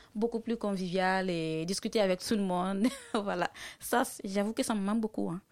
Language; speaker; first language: French; non-native, local second language; Dyula